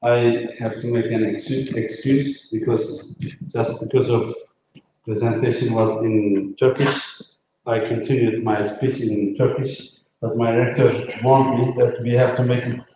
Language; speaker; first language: English; non-native, fluent; Turkish